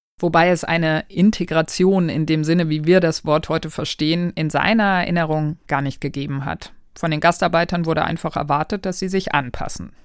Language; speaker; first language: German; native; German